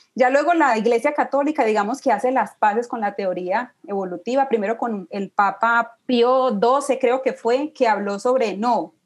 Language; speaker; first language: Spanish; native; Spanish